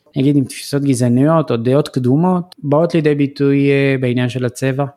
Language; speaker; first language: Hebrew; early bilingual, other home language; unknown